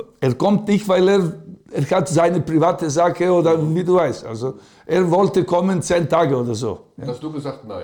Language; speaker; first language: German; non-native, fluent; Serbian